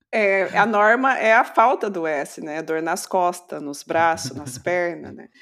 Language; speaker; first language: Portuguese; native; Portuguese